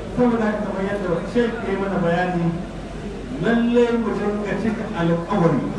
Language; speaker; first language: Hausa; native; Hausa